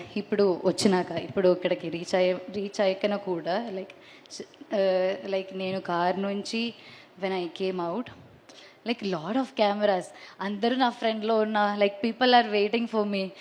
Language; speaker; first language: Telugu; non-native, learner; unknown